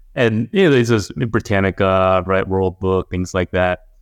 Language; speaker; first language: English; native; English